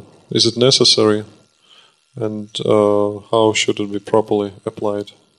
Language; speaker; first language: English; non-native, fluent; Russian